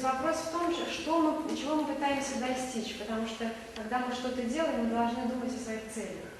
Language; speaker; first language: Russian; native; Russian